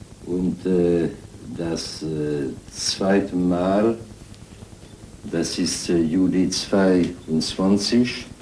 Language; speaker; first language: German; non-native, fluent; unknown